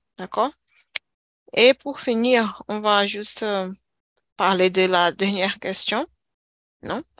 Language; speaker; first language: French; non-native, learner; Portuguese